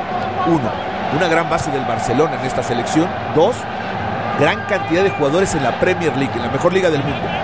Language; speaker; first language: Spanish; native; Spanish